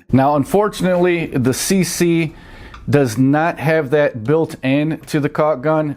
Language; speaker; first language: English; native; English